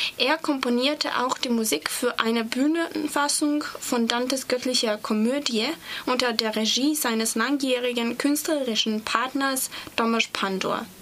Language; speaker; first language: German; non-native, fluent; Serbian